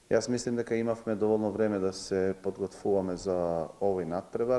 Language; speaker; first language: Macedonian; non-native, local second language; Albanian